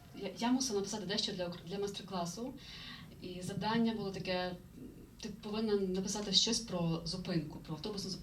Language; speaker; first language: Ukrainian; native; Ukrainian